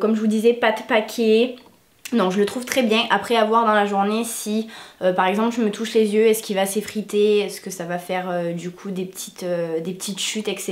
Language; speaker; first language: French; native; French